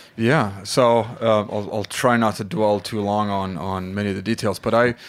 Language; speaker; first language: English; non-native, fluent; Swedish